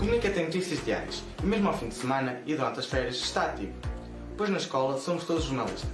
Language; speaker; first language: Portuguese; native; Portuguese